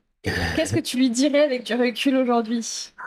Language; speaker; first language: French; native; French